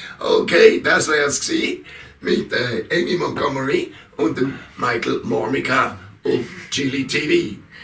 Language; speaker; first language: German; native; German